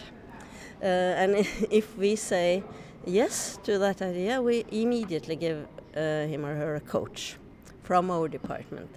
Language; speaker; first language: English; non-native, fluent; Norwegian